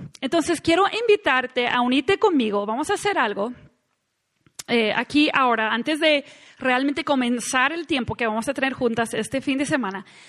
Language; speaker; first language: Spanish; non-native, fluent; English